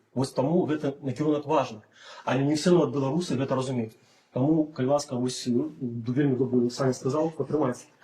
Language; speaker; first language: Belarusian; non-native, local second language; Russian